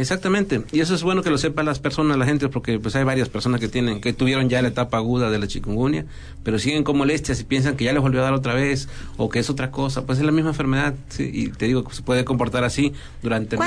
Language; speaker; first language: Spanish; native; Spanish